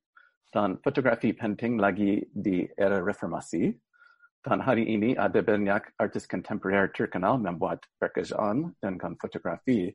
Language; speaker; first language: Indonesian; non-native, learner; English